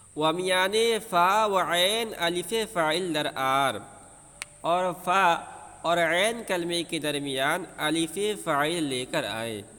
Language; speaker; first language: Urdu; native; Urdu